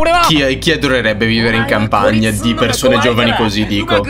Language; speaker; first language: Italian; native; Italian